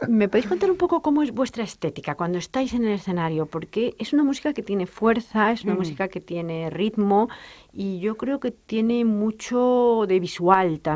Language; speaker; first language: Spanish; native; Spanish